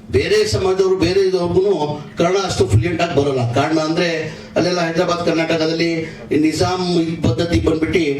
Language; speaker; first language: Kannada; non-native, local second language; Urdu